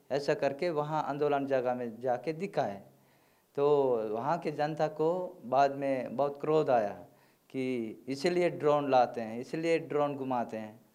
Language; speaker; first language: Hindi; non-native, local second language; Gondi